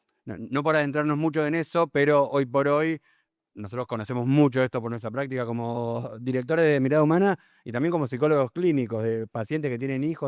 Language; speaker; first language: Spanish; native; Spanish